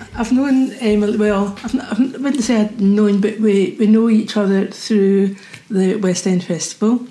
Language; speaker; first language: English; native; English